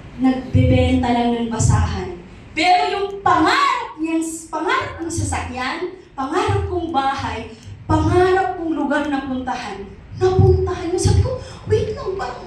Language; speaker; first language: Filipino; non-native, local second language; Masbatenyo